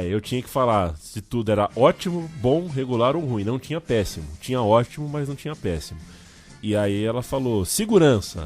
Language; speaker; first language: Portuguese; native; Portuguese